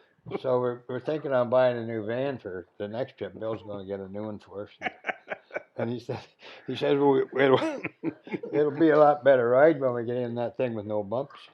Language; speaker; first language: English; native; English